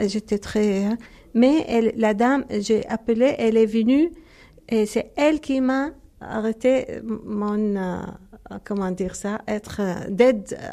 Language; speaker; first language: French; non-native, learner; Arabic